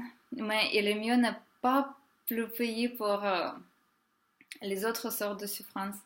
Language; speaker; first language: French; non-native, fluent; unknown